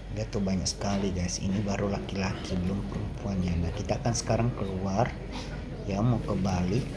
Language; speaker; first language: Indonesian; native; Indonesian